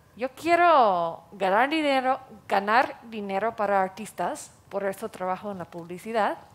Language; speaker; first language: Spanish; non-native, fluent; English